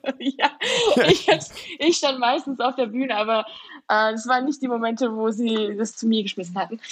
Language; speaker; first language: German; early bilingual, other home language; Georgian